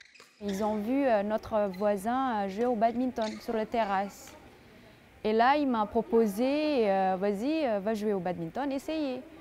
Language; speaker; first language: French; non-native, fluent; Indonesian